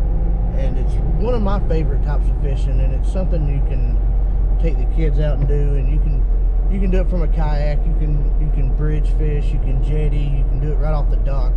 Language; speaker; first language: English; native; English